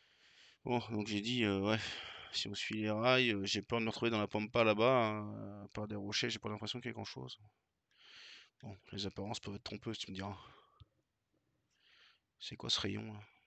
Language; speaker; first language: French; native; French